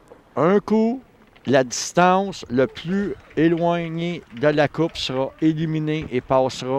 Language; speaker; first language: French; native; French